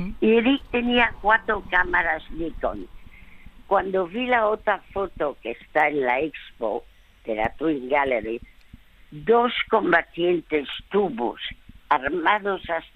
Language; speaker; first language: Spanish; early bilingual, other home language; French